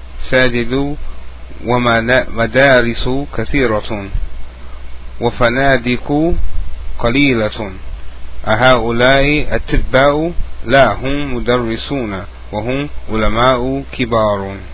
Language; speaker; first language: Arabic; non-native, fluent; English